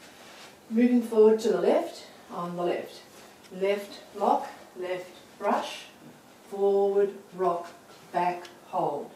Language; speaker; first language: English; native; English